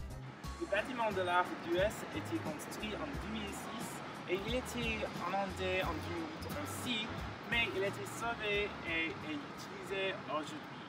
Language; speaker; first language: French; non-native, learner; English